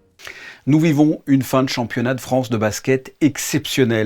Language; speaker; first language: French; native; French